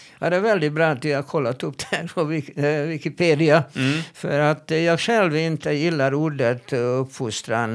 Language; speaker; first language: Swedish; non-native, fluent; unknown